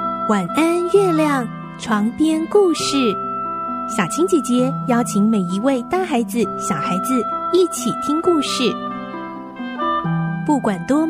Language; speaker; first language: Chinese; native; Chinese